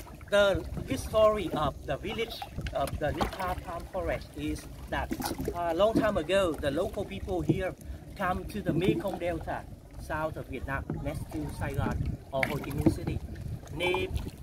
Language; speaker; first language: English; non-native, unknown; Vietnamese